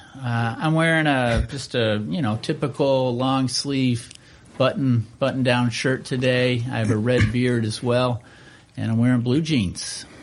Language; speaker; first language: English; native; English